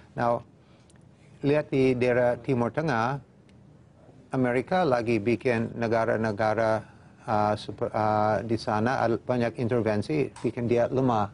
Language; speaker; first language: Indonesian; non-native, fluent; English